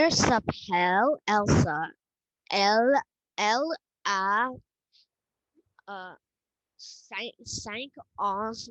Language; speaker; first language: French; non-native, learner; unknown